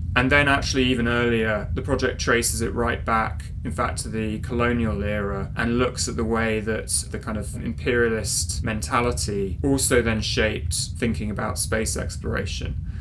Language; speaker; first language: English; native; English